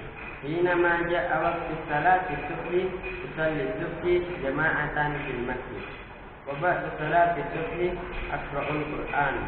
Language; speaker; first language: Arabic; non-native, learner; Indonesian